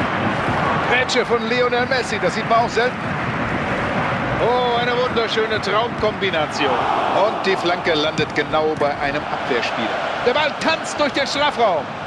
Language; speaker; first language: German; native; German